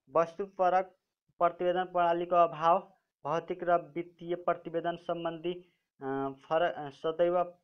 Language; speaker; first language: Nepali; non-native, local second language; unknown